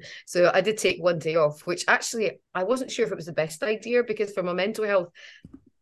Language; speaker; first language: English; native; English